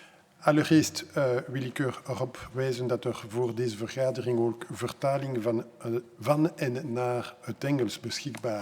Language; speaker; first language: Dutch; non-native, local second language; French